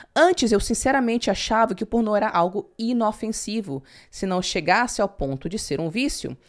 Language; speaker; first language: Portuguese; early bilingual, heritage; English